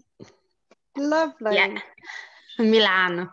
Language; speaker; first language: English; non-native, learner; Italian